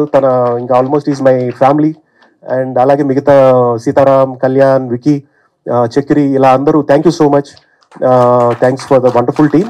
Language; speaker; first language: Telugu; native; Telugu